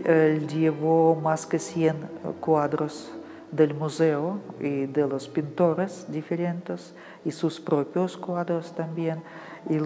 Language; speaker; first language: Spanish; non-native, fluent; Russian